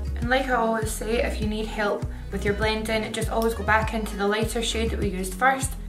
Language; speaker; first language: English; native; English